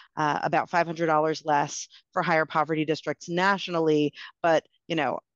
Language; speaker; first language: English; native; English